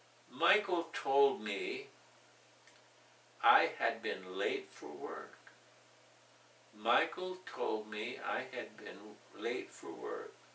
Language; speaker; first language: English; native; English